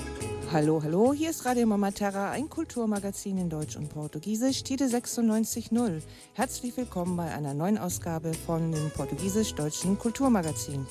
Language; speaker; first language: German; native; German